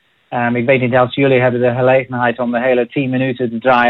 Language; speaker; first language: Dutch; non-native, fluent; English